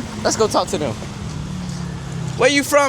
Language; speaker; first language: English; native; English